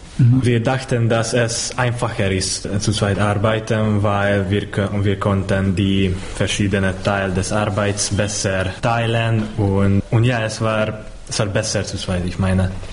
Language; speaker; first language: German; non-native, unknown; Hungarian